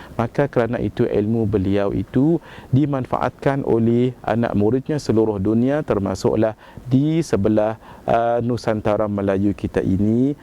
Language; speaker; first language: Malay; native; Malay